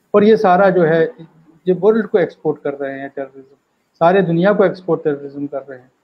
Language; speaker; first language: Hindi; native; Hindi